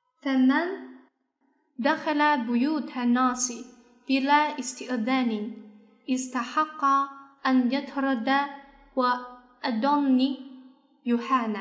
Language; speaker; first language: Arabic; non-native, fluent; Chinese